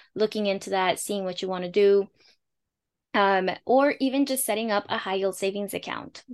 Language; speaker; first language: English; early bilingual, other home language; Spanish